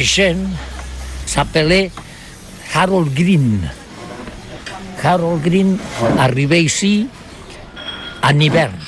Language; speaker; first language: French; non-native, learner; Catalan